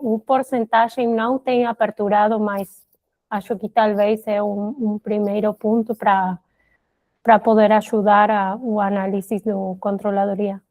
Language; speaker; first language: Portuguese; non-native, fluent; Spanish